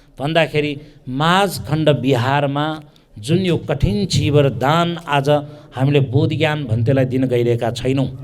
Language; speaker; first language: Nepali; non-native, local second language; Newari